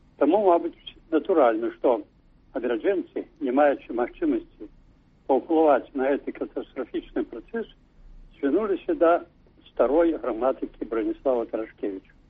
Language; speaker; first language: Belarusian; native; Belarusian